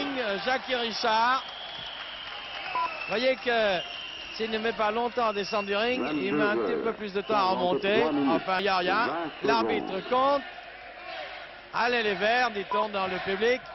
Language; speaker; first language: French; native; French